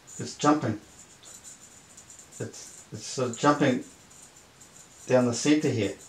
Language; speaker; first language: English; native; English